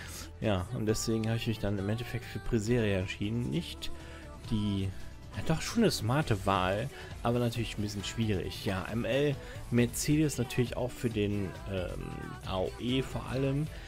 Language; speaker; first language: German; native; German